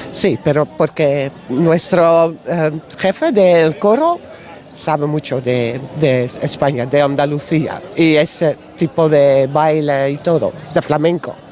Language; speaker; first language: Spanish; non-native, learner; Dutch